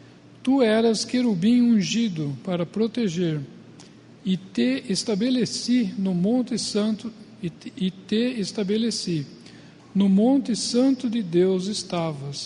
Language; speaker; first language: Portuguese; native; Portuguese